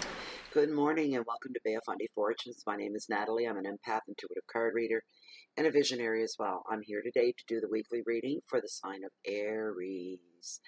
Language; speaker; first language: English; native; English